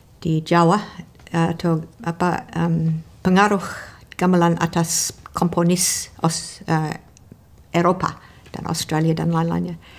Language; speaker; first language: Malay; non-native, fluent; English